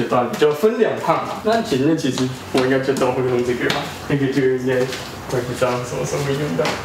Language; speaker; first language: Chinese; native; Chinese